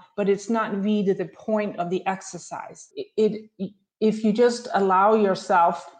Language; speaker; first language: English; non-native, fluent; Danish